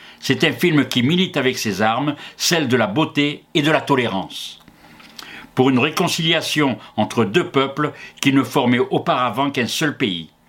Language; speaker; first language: French; native; French